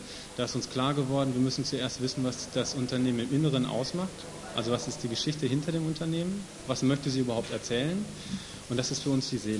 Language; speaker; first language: German; native; German